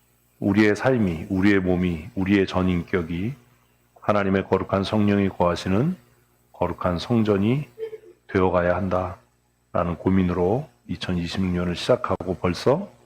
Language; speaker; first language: Korean; native; Korean